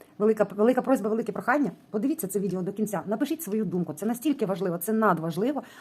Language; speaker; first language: Ukrainian; native; Ukrainian